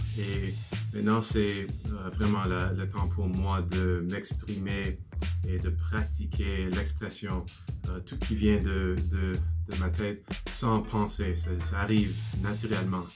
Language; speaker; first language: French; non-native, learner; English